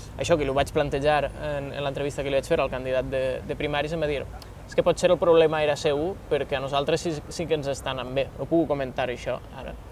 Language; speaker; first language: Catalan; native; Catalan